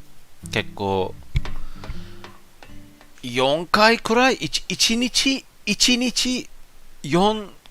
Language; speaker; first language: Japanese; non-native, learner; German